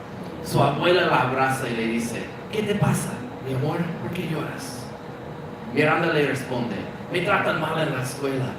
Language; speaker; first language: Spanish; non-native, fluent; English